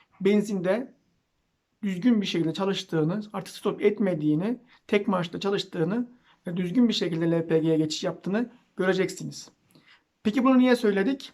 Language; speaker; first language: Turkish; native; Turkish